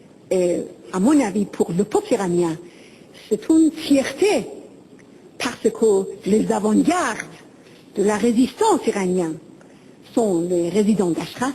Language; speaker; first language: French; non-native, fluent; Persian